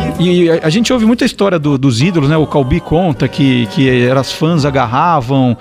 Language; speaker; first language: Portuguese; native; Portuguese